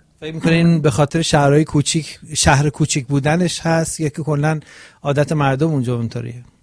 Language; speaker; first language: Persian; native; Persian